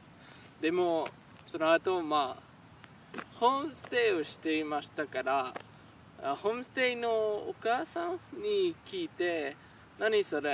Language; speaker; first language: Japanese; non-native, learner; French